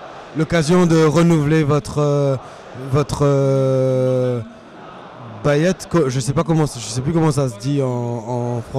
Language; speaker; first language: French; native; French